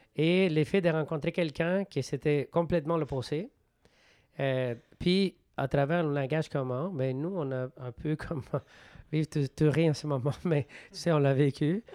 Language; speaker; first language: French; non-native, fluent; Spanish